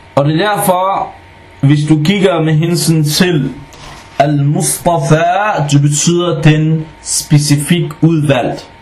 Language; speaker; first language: Danish; non-native, fluent; Arabic